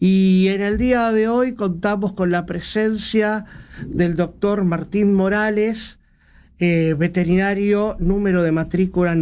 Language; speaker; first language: Spanish; native; Spanish